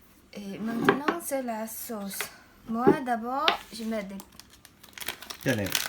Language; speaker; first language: French; non-native, learner; Khmer